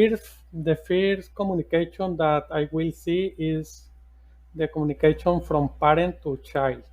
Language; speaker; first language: English; non-native, learner; Spanish